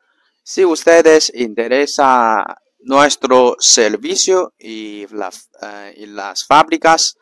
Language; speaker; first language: Spanish; non-native, learner; Chinese